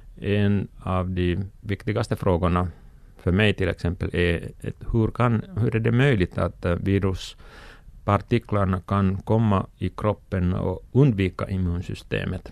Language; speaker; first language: Swedish; non-native, local second language; Finnish